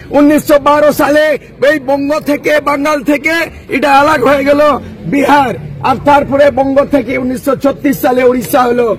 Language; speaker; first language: Bangla; non-native, local second language; Santali